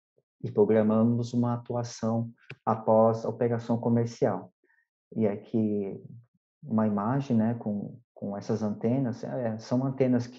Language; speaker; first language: Portuguese; native; Portuguese